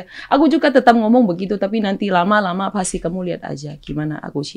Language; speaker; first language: Indonesian; non-native, fluent; Thai